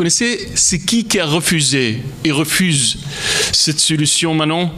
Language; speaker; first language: French; non-native, fluent; Arabic